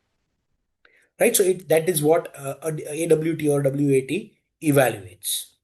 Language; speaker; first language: English; non-native, local second language; Hindi